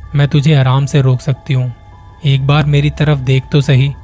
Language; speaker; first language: Hindi; native; Hindi